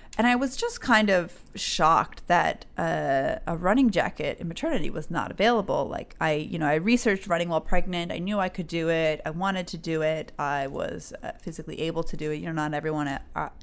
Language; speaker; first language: English; native; English